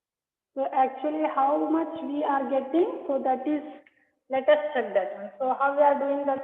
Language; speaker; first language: English; non-native, local second language; Kannada